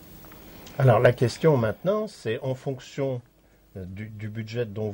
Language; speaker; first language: French; native; French